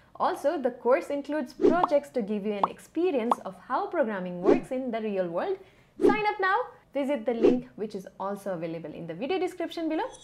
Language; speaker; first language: English; non-native, local second language; Nepali